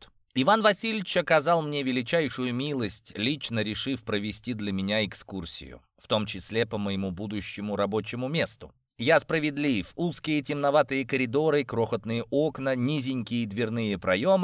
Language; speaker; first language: Russian; native; Russian